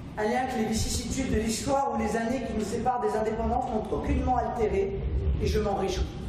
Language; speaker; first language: French; native; French